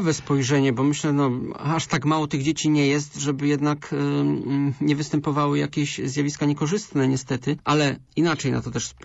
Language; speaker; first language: Polish; native; Polish